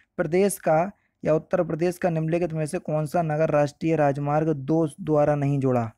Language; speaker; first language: Hindi; native; Hindi